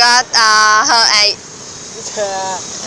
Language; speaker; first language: English; non-native, learner; Vietnamese